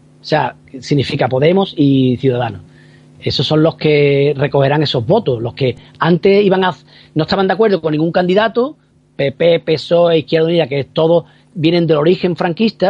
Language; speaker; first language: Spanish; native; Spanish